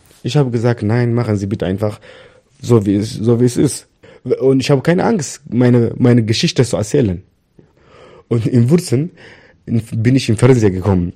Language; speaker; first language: German; non-native, learner; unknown